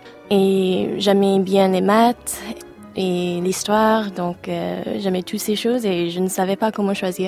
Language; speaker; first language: French; non-native, fluent; English